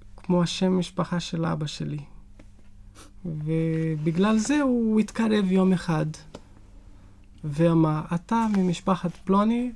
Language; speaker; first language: Hebrew; non-native, learner; Portuguese